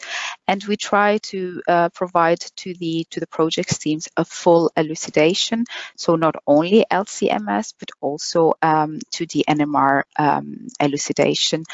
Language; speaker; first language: English; non-native, fluent; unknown